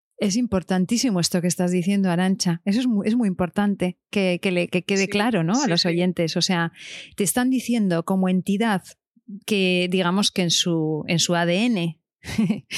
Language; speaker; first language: Spanish; native; Spanish